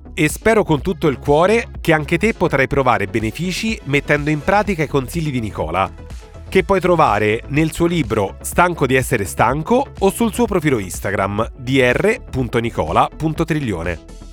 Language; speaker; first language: Italian; native; Italian